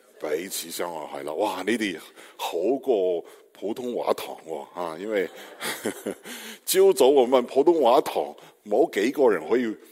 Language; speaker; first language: Cantonese; non-native, learner; Chinese